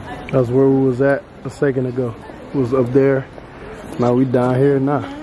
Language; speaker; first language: English; early bilingual, other home language; French